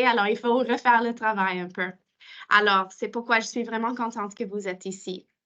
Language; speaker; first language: French; non-native, local second language; English